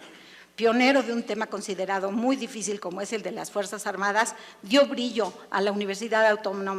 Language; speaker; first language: Spanish; native; Spanish